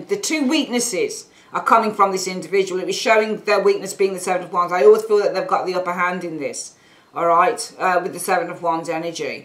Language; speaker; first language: English; native; English